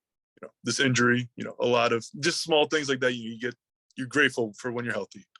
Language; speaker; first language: English; native; English